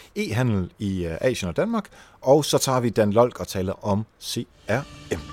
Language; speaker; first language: Danish; native; Danish